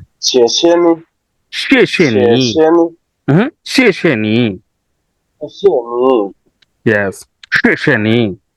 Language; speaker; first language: Chinese; non-native, learner; Bangla